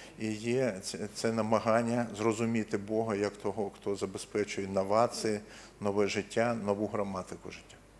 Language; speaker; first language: Ukrainian; non-native, local second language; Russian